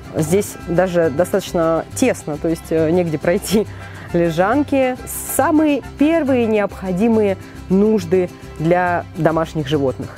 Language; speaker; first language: Russian; native; Russian